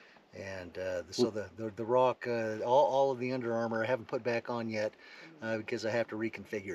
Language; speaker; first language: English; native; English